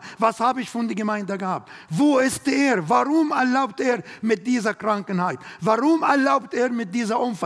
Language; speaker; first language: German; non-native, learner; Arabic